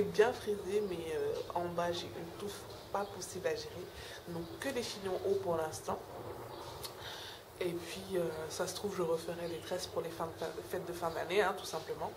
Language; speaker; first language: French; non-native, local second language; Wolof